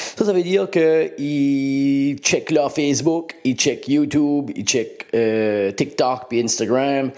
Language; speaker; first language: French; native; French